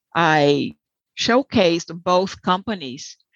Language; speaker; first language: English; non-native, fluent; Portuguese